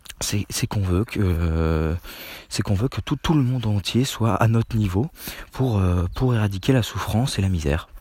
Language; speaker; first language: French; native; French